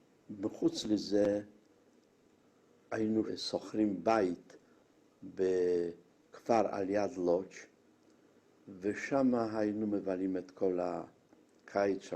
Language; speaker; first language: Hebrew; non-native, fluent; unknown